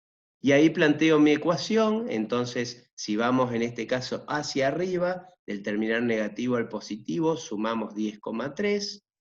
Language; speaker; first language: Spanish; native; Spanish